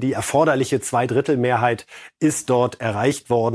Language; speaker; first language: German; native; German